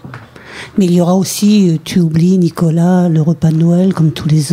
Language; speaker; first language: French; native; French